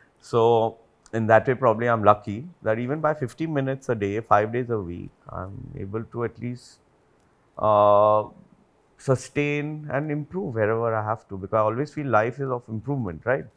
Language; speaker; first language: English; non-native, local second language; Hindi